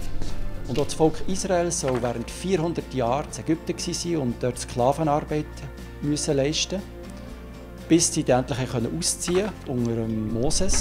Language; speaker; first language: German; native; German